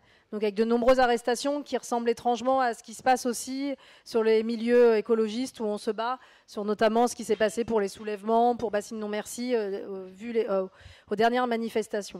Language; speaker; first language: French; native; French